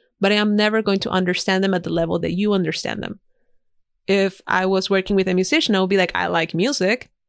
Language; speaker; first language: English; non-native, fluent; Spanish